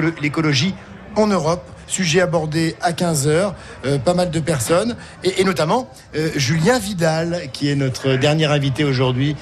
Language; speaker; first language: French; native; French